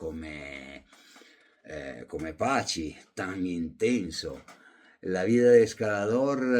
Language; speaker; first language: Spanish; non-native, fluent; Italian